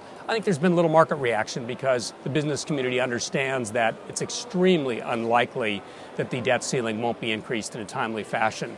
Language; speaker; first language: English; native; English